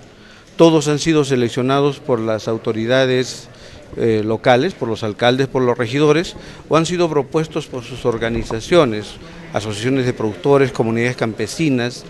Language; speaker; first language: Spanish; native; Spanish